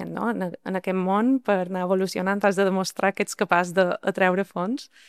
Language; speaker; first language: Catalan; native; Catalan